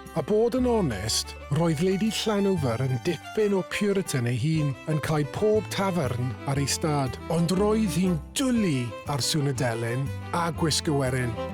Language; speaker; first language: Welsh; non-native, local second language; English